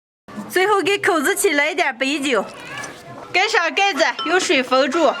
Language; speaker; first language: Chinese; native; Chinese